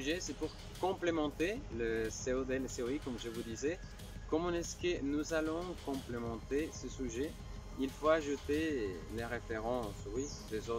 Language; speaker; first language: French; non-native, fluent; Spanish